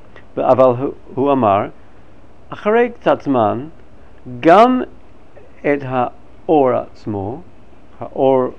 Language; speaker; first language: Hebrew; non-native, fluent; English